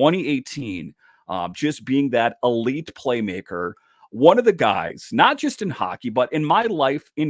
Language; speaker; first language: English; native; English